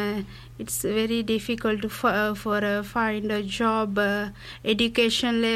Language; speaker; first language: English; non-native, learner; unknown